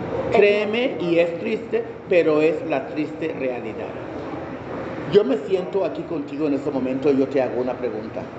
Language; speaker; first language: Spanish; non-native, local second language; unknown